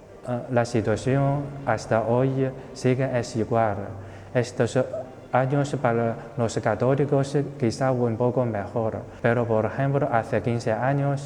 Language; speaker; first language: Spanish; non-native, fluent; Chinese